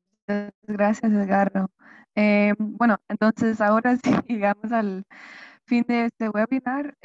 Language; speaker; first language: Spanish; non-native, fluent; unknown